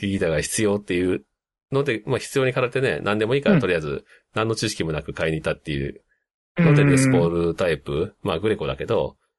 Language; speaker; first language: Japanese; native; Japanese